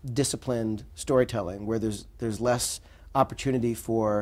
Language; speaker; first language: English; native; English